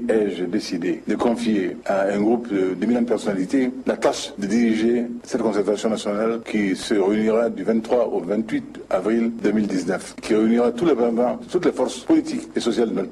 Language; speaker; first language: French; non-native, local second language; Bambara